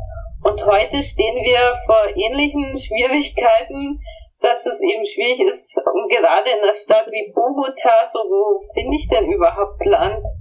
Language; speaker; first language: German; native; German